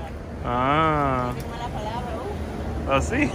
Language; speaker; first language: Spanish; non-native, learner; English